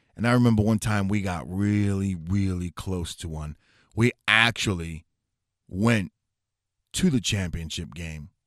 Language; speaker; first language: English; native; English